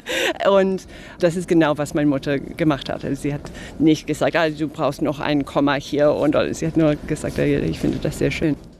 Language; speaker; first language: German; non-native, fluent; English